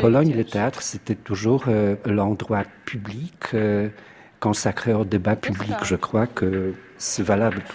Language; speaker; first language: French; non-native, fluent; Polish